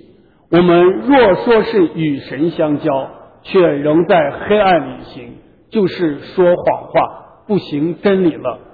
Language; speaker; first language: Chinese; native; Chinese